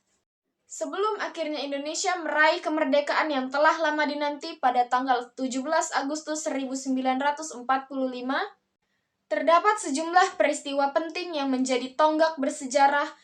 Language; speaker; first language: Indonesian; native; Indonesian